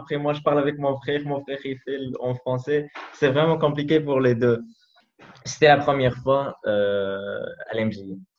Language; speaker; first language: French; non-native, learner; Arabic